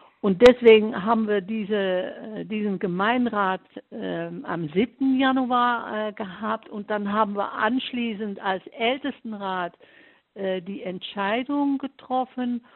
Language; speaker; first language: German; non-native, fluent; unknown